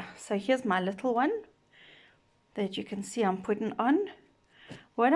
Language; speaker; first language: English; native; English